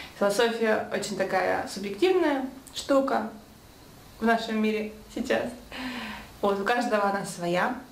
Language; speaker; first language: Russian; native; Russian